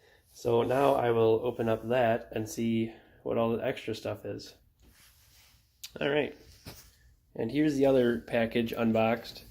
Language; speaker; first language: English; native; English